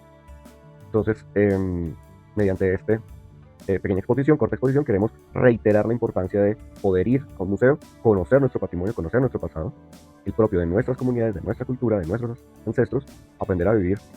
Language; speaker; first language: Spanish; native; Spanish